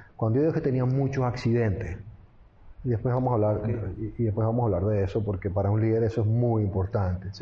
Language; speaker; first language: Spanish; native; Spanish